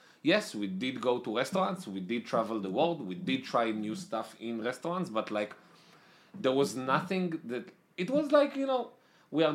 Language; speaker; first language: English; non-native, fluent; Hebrew